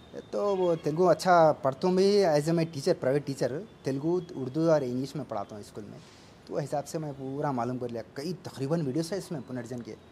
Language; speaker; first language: Hindi; non-native, local second language; Urdu